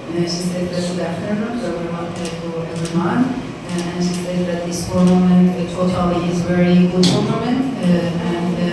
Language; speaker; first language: English; non-native, fluent; Persian